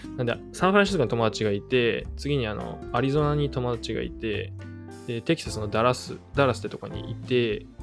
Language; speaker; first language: Japanese; native; Japanese